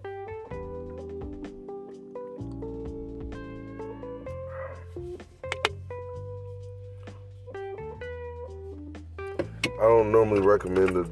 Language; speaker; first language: English; native; English